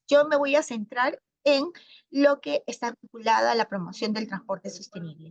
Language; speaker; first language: Spanish; native; Spanish